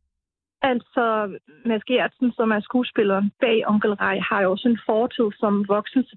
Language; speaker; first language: Danish; native; Danish